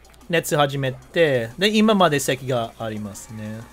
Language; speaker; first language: Japanese; non-native, fluent; English